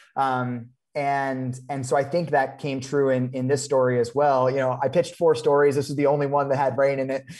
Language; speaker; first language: English; native; English